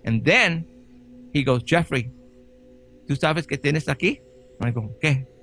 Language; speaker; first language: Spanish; early bilingual, heritage; Spanish